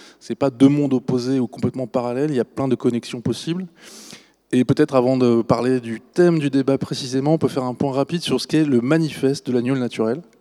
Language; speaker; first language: French; native; French